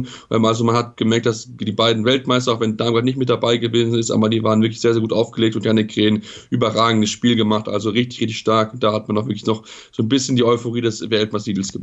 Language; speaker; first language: German; native; German